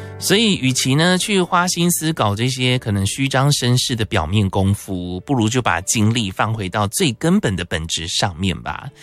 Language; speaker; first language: Chinese; native; Chinese